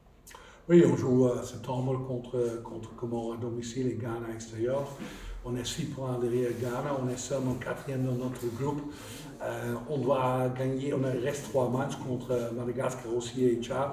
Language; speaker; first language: French; non-native, fluent; Dutch